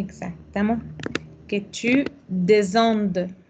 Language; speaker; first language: French; non-native, fluent; Spanish